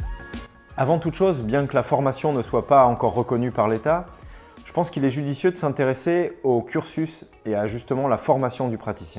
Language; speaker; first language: French; native; French